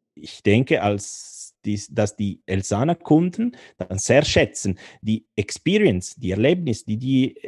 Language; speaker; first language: German; non-native, fluent; Italian